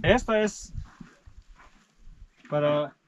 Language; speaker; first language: Spanish; non-native, learner; Serbian